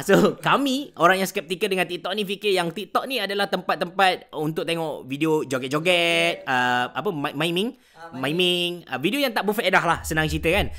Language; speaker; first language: Malay; native; Malay